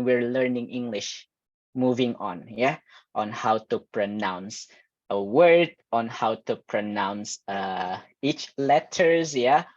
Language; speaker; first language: English; non-native, fluent; Indonesian